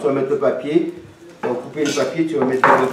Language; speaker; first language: French; native; French